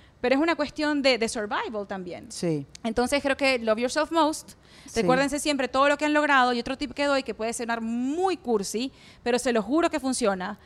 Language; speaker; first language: Spanish; native; Spanish